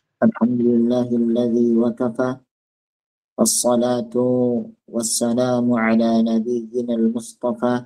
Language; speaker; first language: Arabic; non-native, fluent; Indonesian